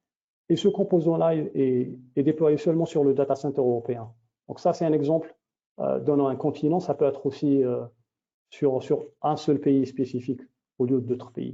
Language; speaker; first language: French; native; French